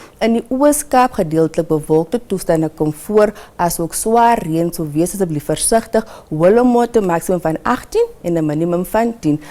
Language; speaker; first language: Afrikaans; non-native, local second language; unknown